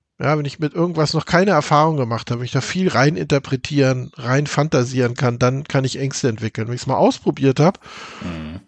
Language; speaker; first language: German; native; German